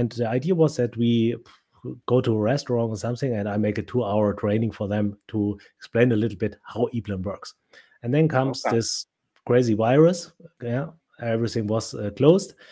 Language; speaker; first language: English; non-native, fluent; German